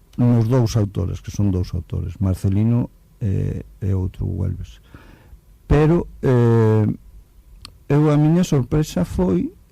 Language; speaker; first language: Galician; native; Galician